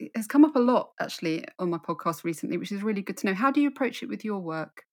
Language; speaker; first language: English; native; English